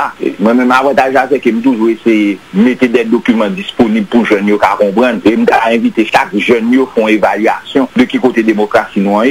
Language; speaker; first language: French; non-native, local second language; Haitian Creole